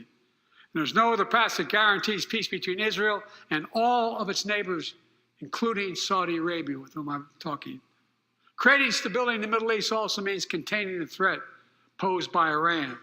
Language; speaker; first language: English; native; English